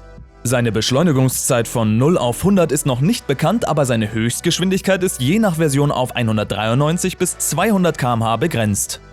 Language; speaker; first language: German; native; German